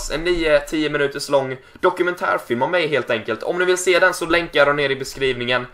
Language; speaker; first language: Swedish; native; Swedish